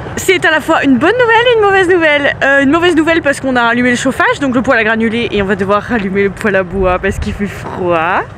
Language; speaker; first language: French; native; French